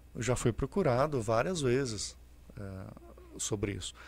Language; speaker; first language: Portuguese; native; Portuguese